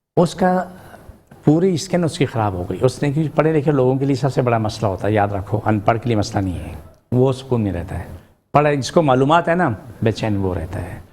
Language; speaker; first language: Urdu; non-native, local second language; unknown